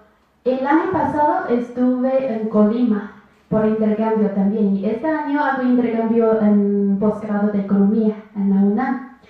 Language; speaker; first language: Spanish; non-native, learner; Chinese